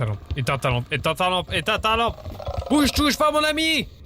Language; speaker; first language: French; native; French